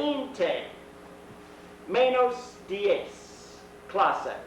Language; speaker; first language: Spanish; non-native, fluent; English